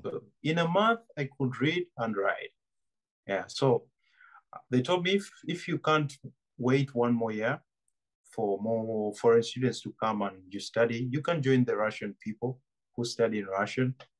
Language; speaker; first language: English; non-native, local second language; Ganda